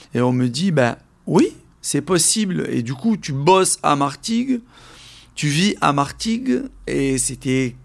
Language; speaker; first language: French; non-native, local second language; Arabic